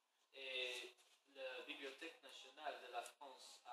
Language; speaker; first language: French; non-native, learner; Dutch